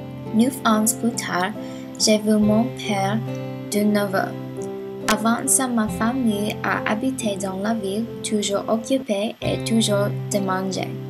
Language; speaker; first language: French; non-native, learner; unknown